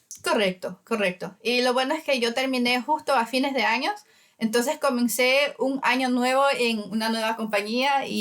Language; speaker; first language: Spanish; early bilingual, heritage; Spanish